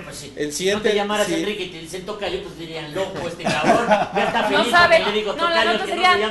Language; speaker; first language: Spanish; native; Spanish